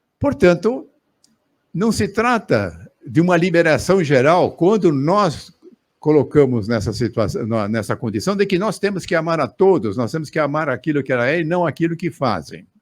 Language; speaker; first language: Portuguese; native; Portuguese